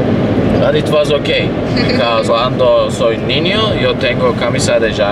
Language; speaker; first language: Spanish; non-native, learner; Turkish